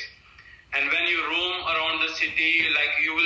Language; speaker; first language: English; non-native, local second language; Hindi